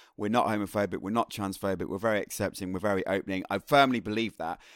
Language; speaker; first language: English; native; English